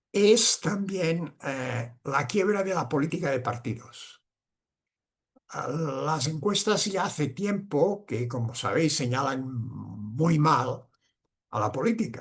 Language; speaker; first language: Spanish; non-native, local second language; Catalan